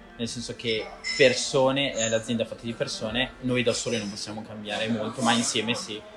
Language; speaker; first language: Italian; early bilingual, other home language; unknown